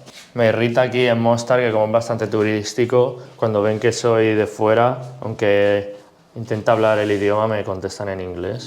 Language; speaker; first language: Spanish; non-native, fluent; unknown